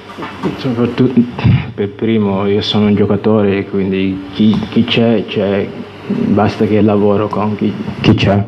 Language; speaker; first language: Italian; non-native, fluent; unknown